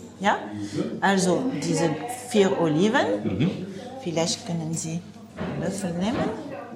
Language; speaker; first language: German; non-native, learner; French